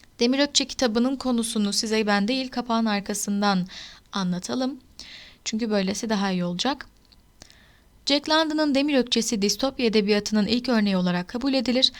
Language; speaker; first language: Turkish; native; Turkish